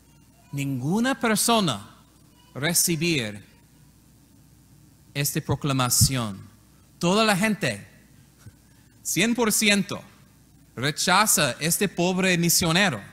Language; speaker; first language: Spanish; non-native, learner; English